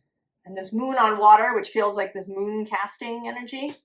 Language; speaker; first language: English; native; English